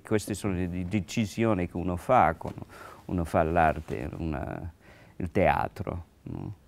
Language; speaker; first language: Italian; non-native, learner; English